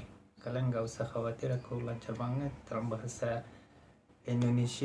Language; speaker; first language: Indonesian; non-native, fluent; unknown